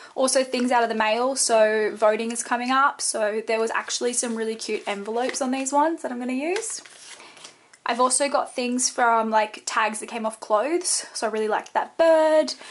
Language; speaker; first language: English; native; English